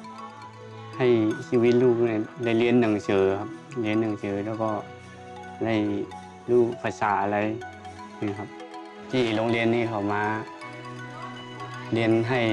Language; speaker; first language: Thai; non-native, learner; Shan